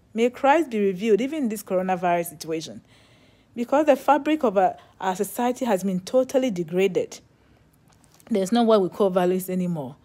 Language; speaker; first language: English; non-native, local second language; Akan